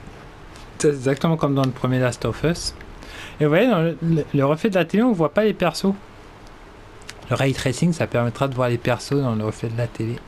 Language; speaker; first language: French; native; French